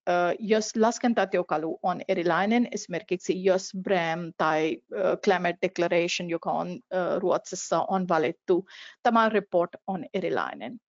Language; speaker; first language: Finnish; non-native, fluent; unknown